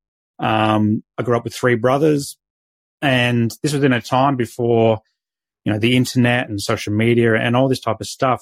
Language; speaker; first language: English; native; English